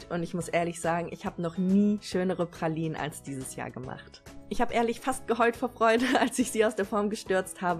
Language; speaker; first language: German; native; German